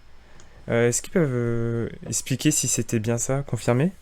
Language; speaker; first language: French; native; French